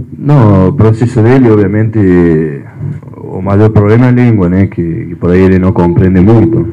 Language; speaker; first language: Portuguese; non-native, fluent; Spanish